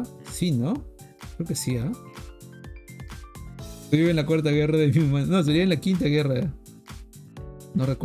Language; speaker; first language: Spanish; native; Spanish